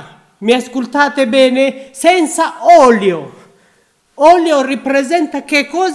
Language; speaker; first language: Italian; non-native, learner; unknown